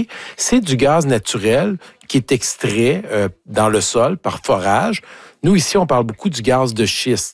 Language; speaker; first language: French; native; French